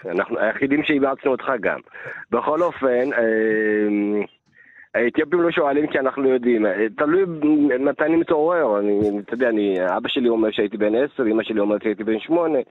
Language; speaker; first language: Hebrew; early bilingual, other home language; Amharic